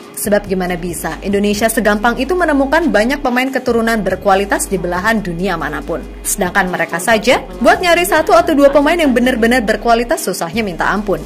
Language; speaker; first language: Indonesian; native; Indonesian